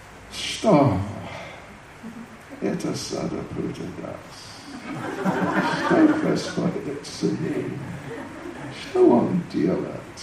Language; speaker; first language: Russian; non-native, learner; English